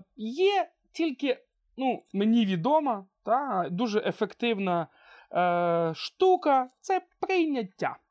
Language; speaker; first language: Ukrainian; non-native, local second language; Russian